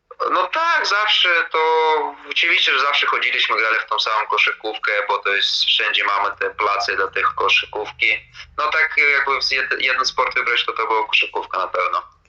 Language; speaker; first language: Polish; non-native, fluent; Latvian